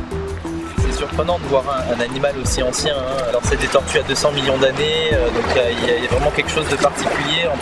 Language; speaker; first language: French; native; French